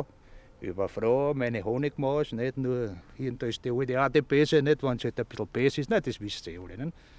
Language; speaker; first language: German; native; German